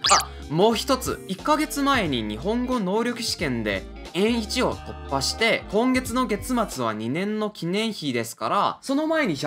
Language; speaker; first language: Japanese; non-native, fluent; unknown